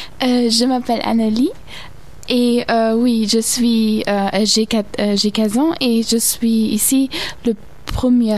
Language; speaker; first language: French; non-native, learner; German